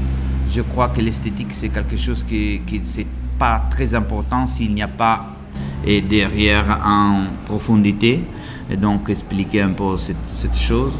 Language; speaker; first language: French; non-native, learner; Italian